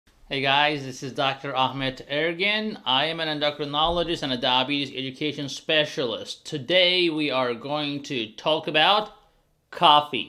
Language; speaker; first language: English; non-native, fluent; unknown